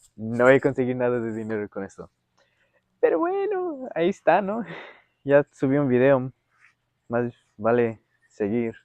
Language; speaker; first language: Spanish; early bilingual, heritage; Spanish